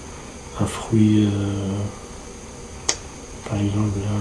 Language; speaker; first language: French; non-native, fluent; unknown